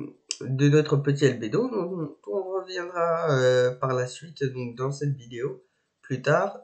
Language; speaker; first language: French; native; French